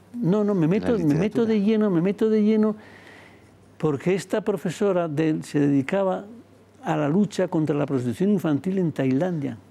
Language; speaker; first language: Spanish; native; Spanish